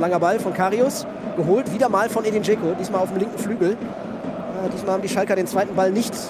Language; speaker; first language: German; native; German